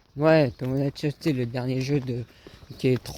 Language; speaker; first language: French; native; French